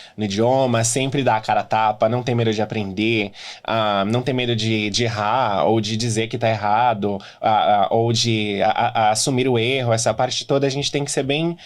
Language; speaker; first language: Portuguese; native; Portuguese